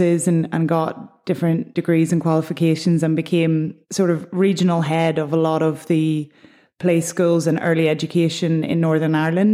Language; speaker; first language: English; native; English